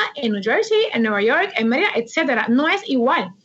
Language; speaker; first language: Spanish; native; Spanish